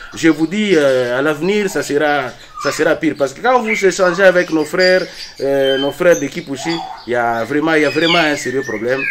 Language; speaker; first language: French; non-native, local second language; Swahili